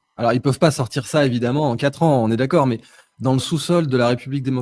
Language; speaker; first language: French; native; French